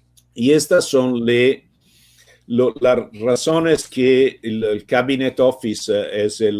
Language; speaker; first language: Spanish; non-native, fluent; Italian